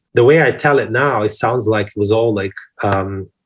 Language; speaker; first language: English; non-native, fluent; Portuguese